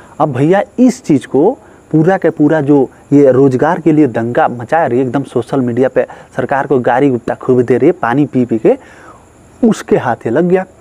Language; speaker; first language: Hindi; native; Hindi